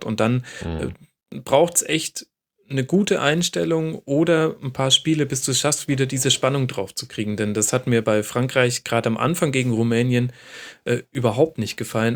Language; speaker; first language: German; native; German